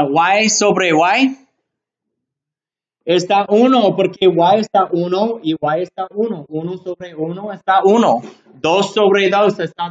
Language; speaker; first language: Spanish; non-native, learner; English